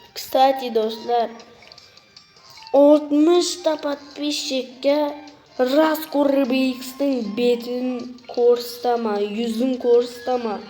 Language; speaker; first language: Uzbek; non-native, local second language; Russian